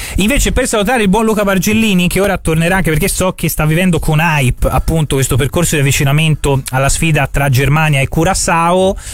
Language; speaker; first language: Italian; native; Italian